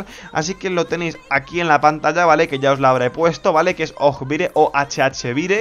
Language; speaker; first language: Spanish; native; Spanish